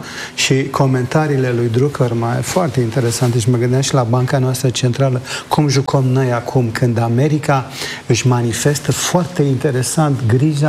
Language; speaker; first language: Romanian; native; Romanian